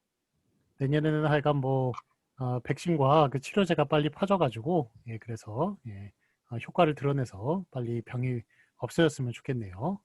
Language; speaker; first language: Korean; native; Korean